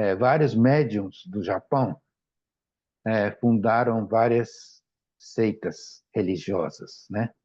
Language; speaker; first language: Portuguese; non-native, fluent; Japanese